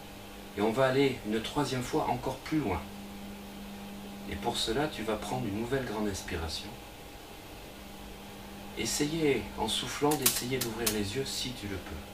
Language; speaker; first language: French; native; French